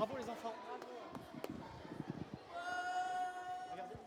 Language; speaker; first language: French; native; French